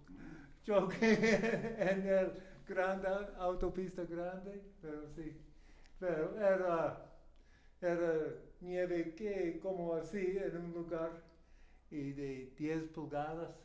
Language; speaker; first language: Spanish; non-native, learner; English